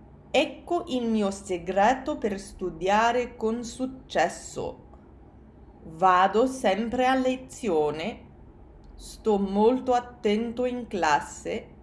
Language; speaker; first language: Italian; non-native, fluent; English